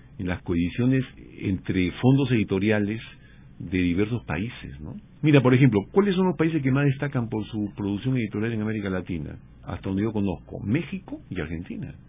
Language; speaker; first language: Spanish; native; Spanish